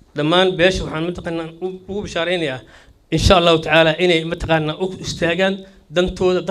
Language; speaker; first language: Somali; native; Somali